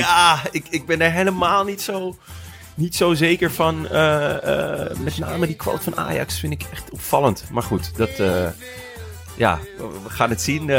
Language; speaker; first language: Dutch; native; Dutch